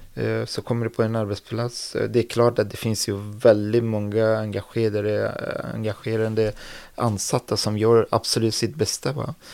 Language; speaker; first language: Swedish; non-native, fluent; Persian